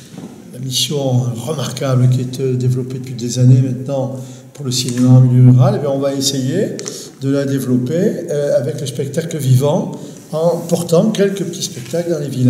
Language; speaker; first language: French; native; French